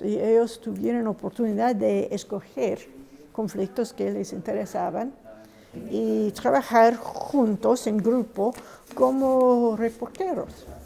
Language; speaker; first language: Spanish; non-native, fluent; English